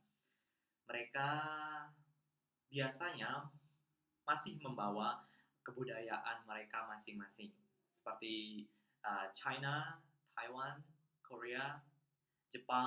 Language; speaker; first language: Indonesian; non-native, local second language; Balinese